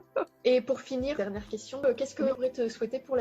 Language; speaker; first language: French; native; French